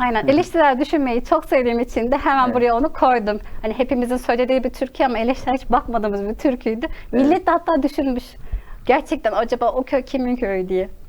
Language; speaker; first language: Turkish; native; Turkish